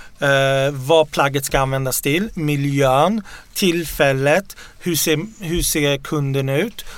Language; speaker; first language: Swedish; early bilingual, other home language; Arabic